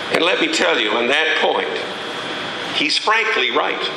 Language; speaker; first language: English; native; English